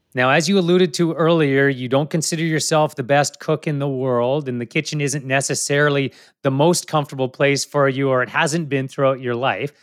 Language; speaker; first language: English; native; English